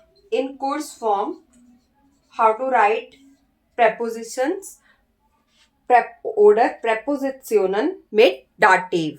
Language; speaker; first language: German; non-native, learner; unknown